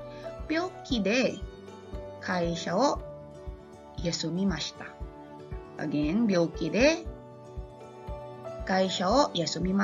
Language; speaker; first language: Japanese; non-native, fluent; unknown